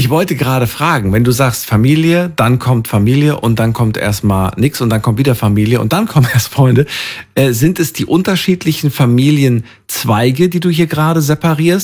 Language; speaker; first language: German; native; German